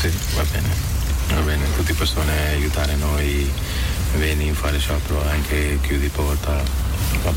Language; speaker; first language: Italian; non-native, learner; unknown